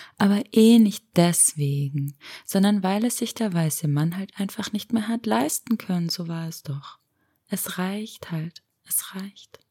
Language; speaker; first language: German; early bilingual, other home language; Romanian